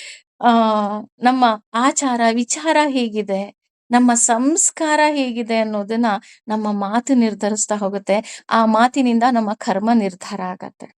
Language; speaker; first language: Kannada; native; Kannada